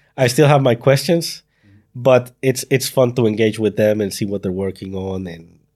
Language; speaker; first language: English; non-native, fluent; Spanish